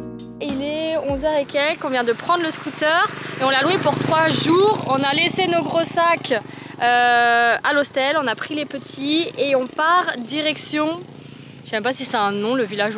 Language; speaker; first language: French; native; French